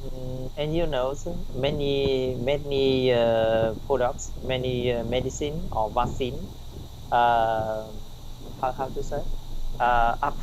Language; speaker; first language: English; non-native, learner; Vietnamese